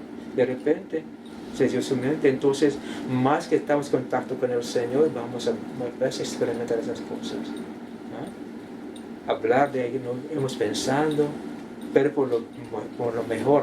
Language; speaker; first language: Spanish; non-native, learner; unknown